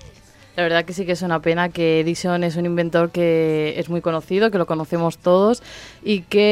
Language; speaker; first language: Spanish; native; Spanish